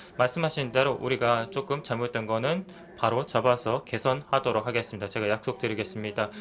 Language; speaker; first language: Korean; native; Korean